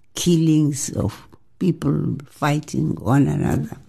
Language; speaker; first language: English; non-native, local second language; Xhosa